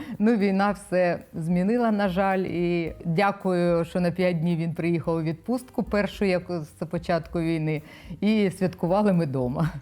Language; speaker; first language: Ukrainian; non-native, local second language; Russian